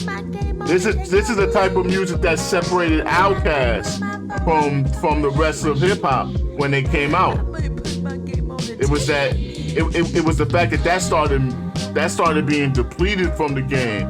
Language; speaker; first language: English; native; English